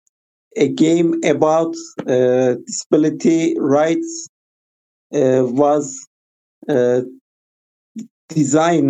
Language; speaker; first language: English; non-native, learner; Turkish